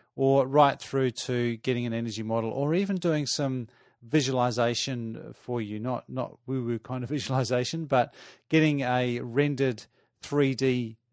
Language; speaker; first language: English; native; English